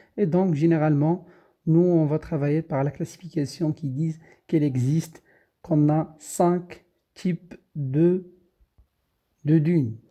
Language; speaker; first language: French; non-native, local second language; Arabic